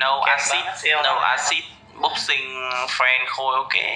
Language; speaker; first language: English; non-native, learner; Vietnamese